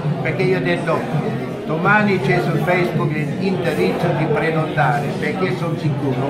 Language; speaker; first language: Italian; non-native, fluent; German